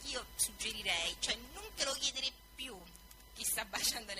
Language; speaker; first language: Italian; native; Italian